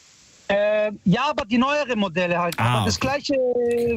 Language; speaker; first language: German; early bilingual, other home language; Italian